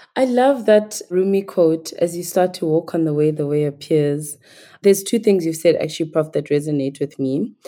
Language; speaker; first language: English; non-native, local second language; Igbo